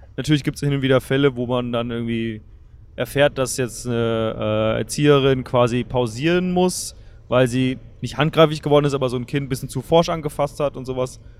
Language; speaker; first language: German; native; German